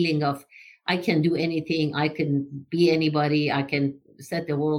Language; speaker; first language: English; non-native, fluent; Persian